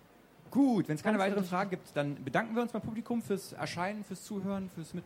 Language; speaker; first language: German; native; German